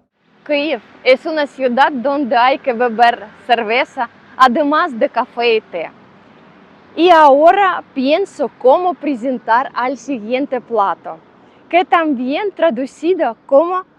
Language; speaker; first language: Spanish; non-native, learner; Ukrainian